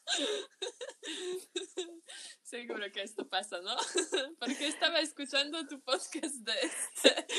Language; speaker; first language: Spanish; non-native, fluent; Slovak